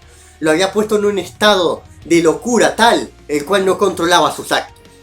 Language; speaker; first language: Spanish; native; Spanish